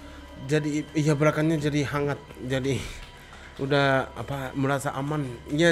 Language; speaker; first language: Indonesian; non-native, learner; Japanese